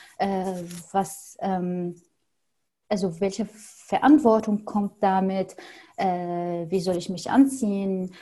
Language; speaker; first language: German; non-native, fluent; Arabic